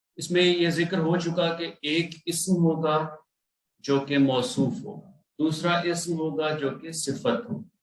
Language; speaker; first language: Urdu; native; Urdu